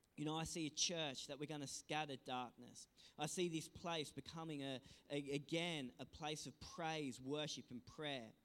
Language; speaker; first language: English; native; English